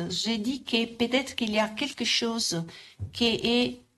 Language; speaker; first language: French; non-native, fluent; Italian